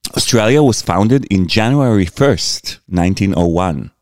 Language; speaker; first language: English; non-native, fluent; Hebrew